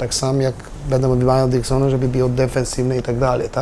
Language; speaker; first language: Polish; non-native, learner; Albanian